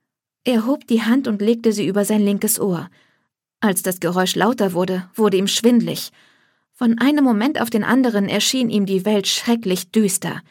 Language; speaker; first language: German; native; German